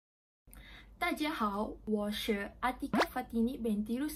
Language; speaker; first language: Chinese; non-native, learner; Malay